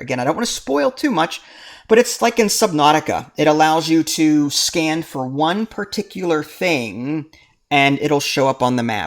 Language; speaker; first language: English; native; English